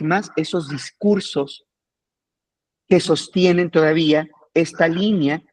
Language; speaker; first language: Spanish; native; Spanish